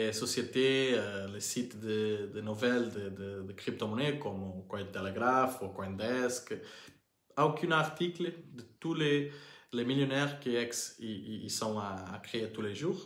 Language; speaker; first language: French; non-native, learner; Portuguese